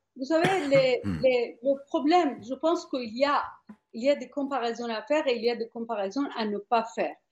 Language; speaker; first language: French; non-native, fluent; Persian